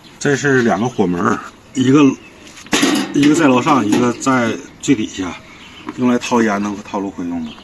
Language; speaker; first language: Chinese; native; Chinese